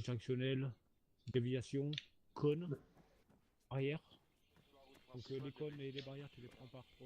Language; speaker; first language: French; native; French